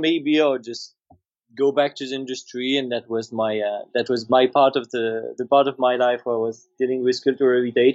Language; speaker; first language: English; non-native, fluent; French